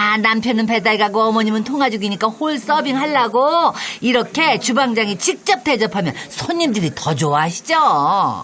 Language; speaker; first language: Korean; native; Korean